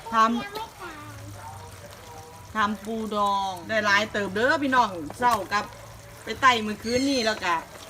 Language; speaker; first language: Thai; native; Thai